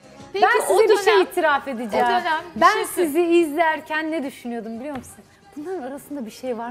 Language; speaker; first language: Turkish; native; Turkish